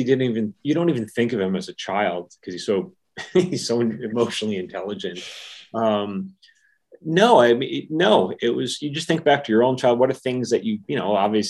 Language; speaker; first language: English; native; English